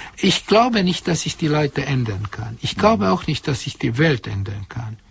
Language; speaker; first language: German; non-native, fluent; Hungarian